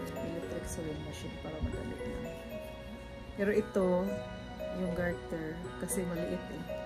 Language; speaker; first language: Filipino; non-native, local second language; Cebuano